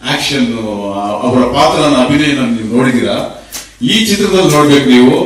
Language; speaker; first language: Kannada; native; Kannada